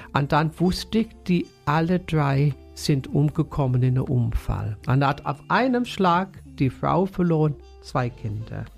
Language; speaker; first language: German; non-native, fluent; English